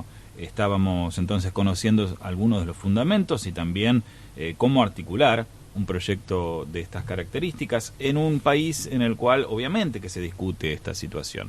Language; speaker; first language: Spanish; native; Spanish